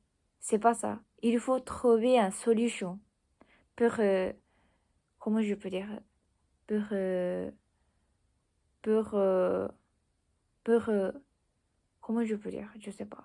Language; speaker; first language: French; non-native, learner; Japanese